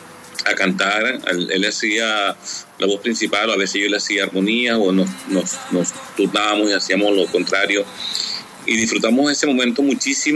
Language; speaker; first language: Spanish; native; Spanish